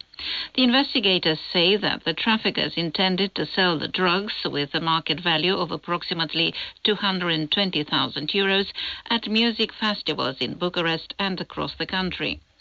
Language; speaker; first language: English; non-native, fluent; Romanian